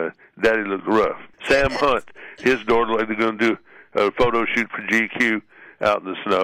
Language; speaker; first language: English; native; English